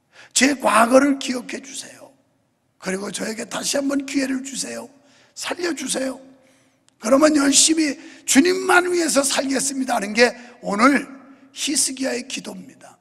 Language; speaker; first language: Korean; native; Korean